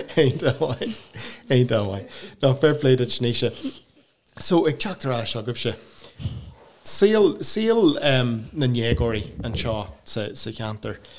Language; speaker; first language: Irish; non-native, local second language; English